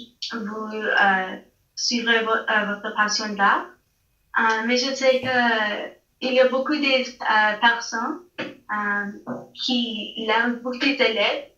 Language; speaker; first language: French; non-native, learner; English